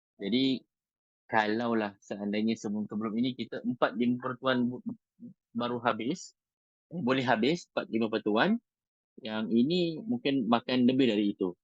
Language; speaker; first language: Malay; native; Malay